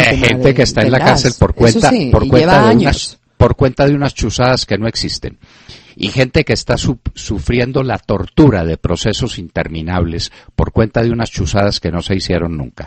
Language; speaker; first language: Spanish; native; Spanish